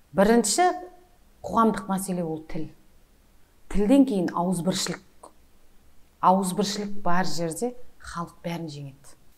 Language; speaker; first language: Kazakh; native; Kazakh